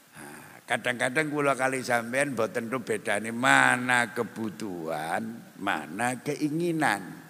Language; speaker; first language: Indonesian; non-native, local second language; Javanese